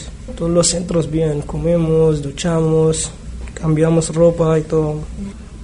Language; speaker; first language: Spanish; non-native, learner; Arabic